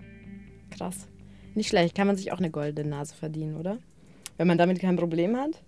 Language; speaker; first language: German; native; German